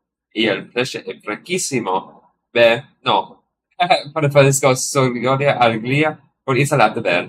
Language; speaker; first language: Italian; non-native, learner; English